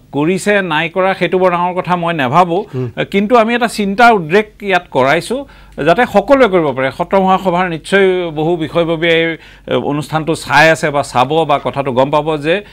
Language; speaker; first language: Assamese; native; Assamese